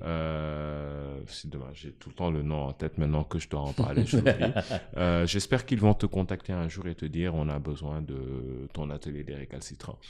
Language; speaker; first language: French; non-native, local second language; Wolof